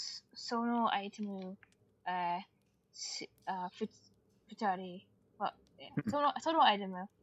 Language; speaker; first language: Japanese; non-native, learner; English